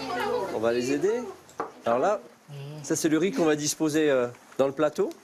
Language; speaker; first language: French; native; French